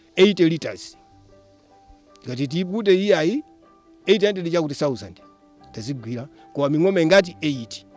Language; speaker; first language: Nyanja; native; Nyanja